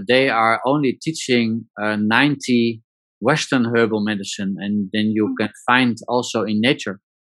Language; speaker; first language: English; non-native, learner; Dutch